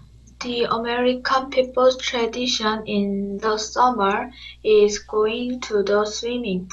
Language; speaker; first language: English; non-native, learner; Korean